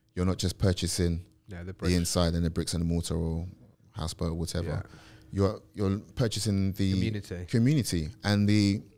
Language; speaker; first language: English; native; English